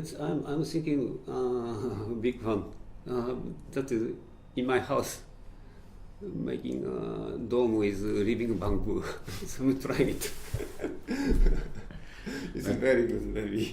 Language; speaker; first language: English; non-native, fluent; Japanese